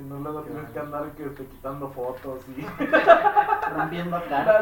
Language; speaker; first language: Spanish; native; Spanish